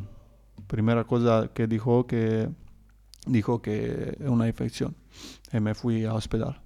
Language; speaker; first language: Spanish; non-native, learner; Croatian